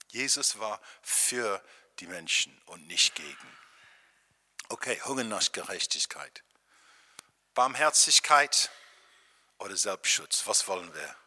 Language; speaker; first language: German; non-native, fluent; English